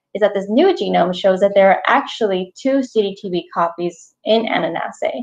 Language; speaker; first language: English; native; English